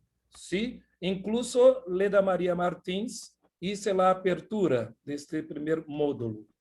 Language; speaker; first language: Spanish; non-native, learner; Portuguese